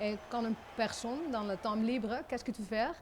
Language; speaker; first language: French; non-native, learner; Dutch